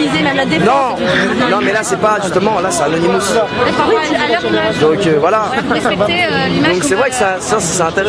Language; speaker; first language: French; native; French